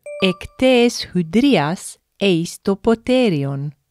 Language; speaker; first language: Greek; non-native, fluent; English